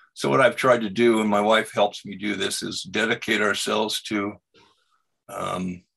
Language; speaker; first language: English; native; English